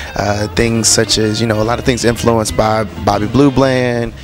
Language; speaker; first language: English; native; English